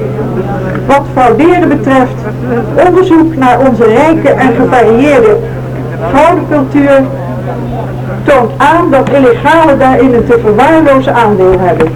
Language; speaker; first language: Dutch; native; Dutch